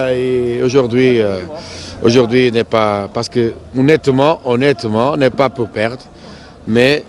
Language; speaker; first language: French; non-native, fluent; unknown